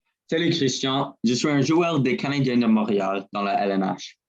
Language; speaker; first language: French; non-native, learner; English